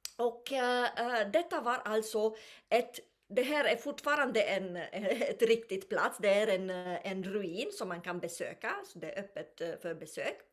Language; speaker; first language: Swedish; non-native, fluent; Romanian